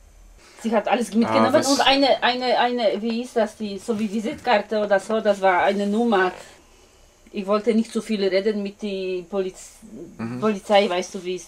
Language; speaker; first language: German; non-native, learner; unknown